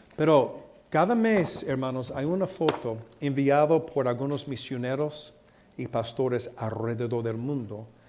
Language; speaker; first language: Spanish; non-native, fluent; English